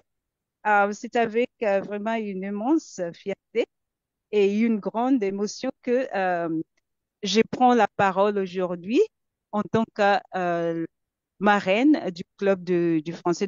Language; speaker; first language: French; non-native, fluent; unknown